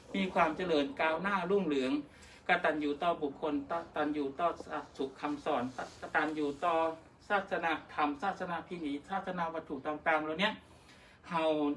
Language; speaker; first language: Thai; native; Thai